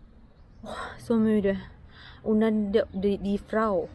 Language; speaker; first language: German; non-native, learner; Thai